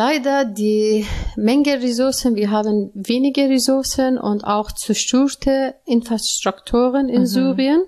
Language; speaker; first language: German; non-native, learner; Arabic